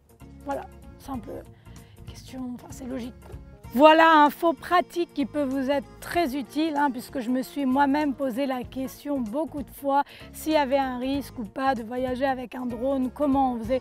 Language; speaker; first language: French; native; French